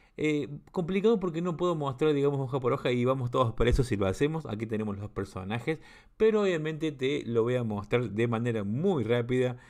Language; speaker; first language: Spanish; native; Spanish